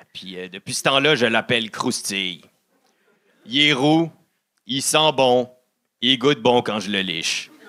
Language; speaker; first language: French; native; French